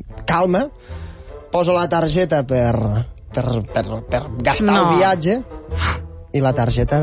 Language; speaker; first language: Catalan; native; Catalan